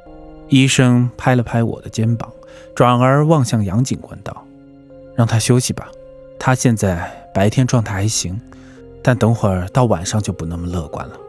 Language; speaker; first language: Chinese; native; Chinese